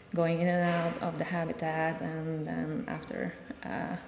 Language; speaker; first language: English; non-native, fluent; Hungarian